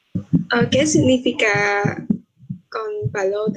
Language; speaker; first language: Spanish; non-native, learner; Vietnamese